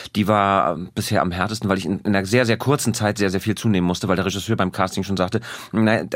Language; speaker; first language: German; native; German